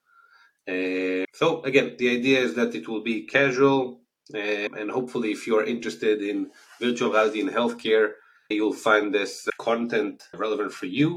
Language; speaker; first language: English; non-native, fluent; Hebrew